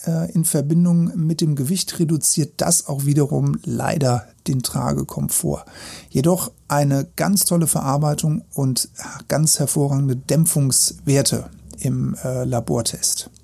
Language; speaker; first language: German; native; German